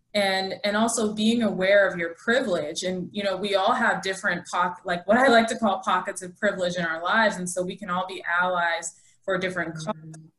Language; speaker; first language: English; native; English